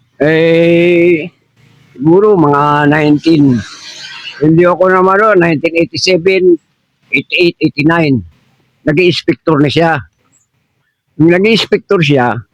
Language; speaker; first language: Filipino; native; Filipino